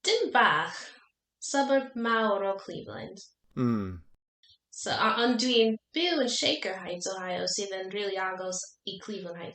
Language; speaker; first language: Welsh; non-native, learner; English